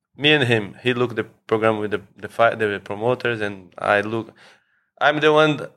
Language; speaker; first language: English; non-native, learner; Portuguese